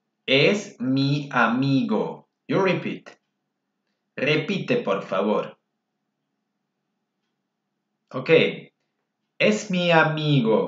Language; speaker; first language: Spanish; non-native, fluent; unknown